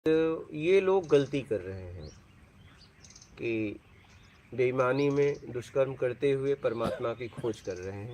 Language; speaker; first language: Hindi; native; Hindi